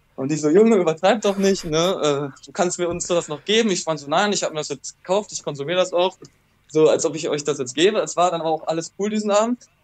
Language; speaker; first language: German; native; German